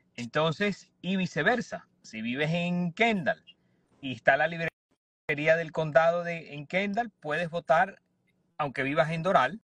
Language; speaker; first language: Spanish; native; Spanish